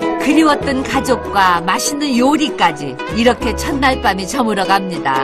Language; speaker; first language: Korean; native; Korean